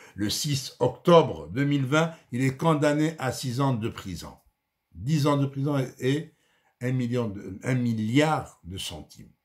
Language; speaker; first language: French; non-native, local second language; Arabic